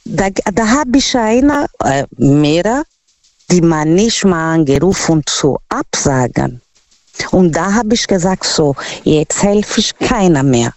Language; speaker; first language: German; non-native, learner; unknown